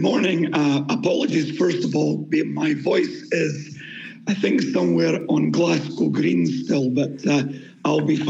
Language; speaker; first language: English; native; English